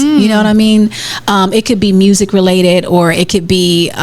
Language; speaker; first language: English; native; English